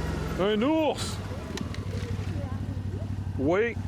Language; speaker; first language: French; native; French